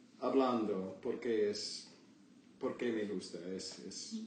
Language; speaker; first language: Spanish; non-native, learner; English